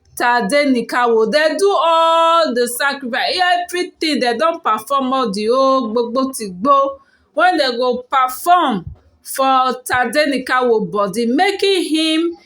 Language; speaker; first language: Nigerian Pidgin; native; Nigerian Pidgin